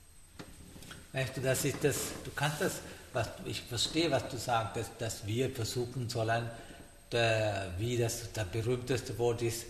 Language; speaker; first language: German; non-native, learner; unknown